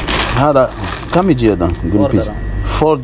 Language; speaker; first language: Arabic; non-native, learner; French